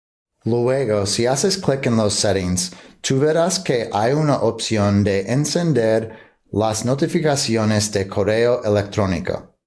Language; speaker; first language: Spanish; non-native, fluent; English